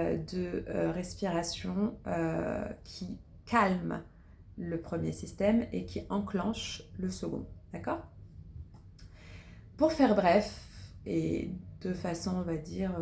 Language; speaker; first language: French; native; French